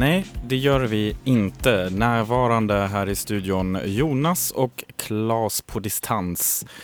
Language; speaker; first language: Swedish; native; Swedish